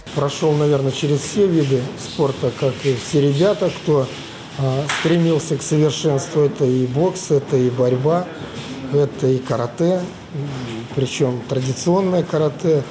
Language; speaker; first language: Russian; native; Russian